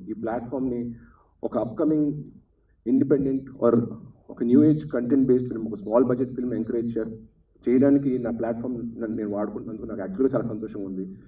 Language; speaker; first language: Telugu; native; Telugu